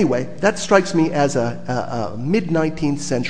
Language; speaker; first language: English; native; English